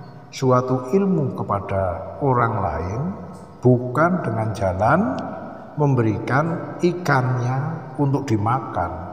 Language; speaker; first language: Indonesian; native; Indonesian